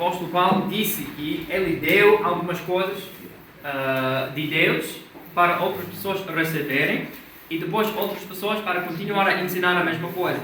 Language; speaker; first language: Portuguese; non-native, fluent; English